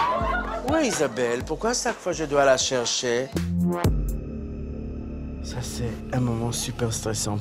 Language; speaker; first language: French; non-native, fluent; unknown